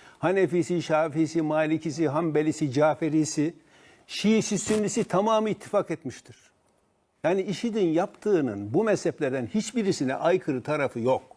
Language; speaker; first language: Turkish; native; Turkish